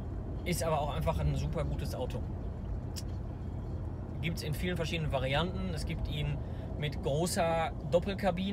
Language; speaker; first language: German; native; German